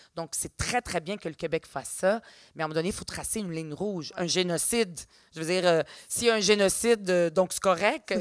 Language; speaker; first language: French; early bilingual, other home language; Arabic